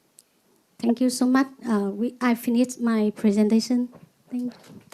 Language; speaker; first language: English; non-native, learner; Vietnamese